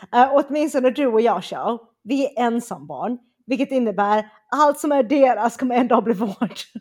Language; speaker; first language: Swedish; early bilingual, other home language; Chinese